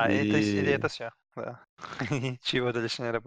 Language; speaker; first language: Russian; non-native, learner; Serbian